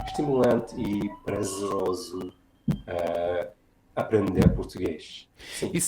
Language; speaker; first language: Portuguese; non-native, fluent; English